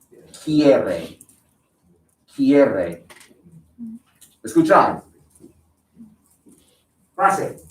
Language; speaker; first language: Spanish; non-native, fluent; English